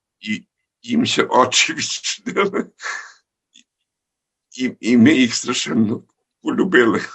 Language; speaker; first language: Ukrainian; early bilingual, heritage; Ukrainian